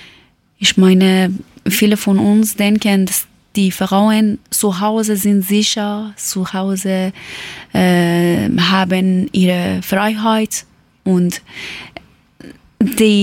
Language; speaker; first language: German; non-native, learner; Persian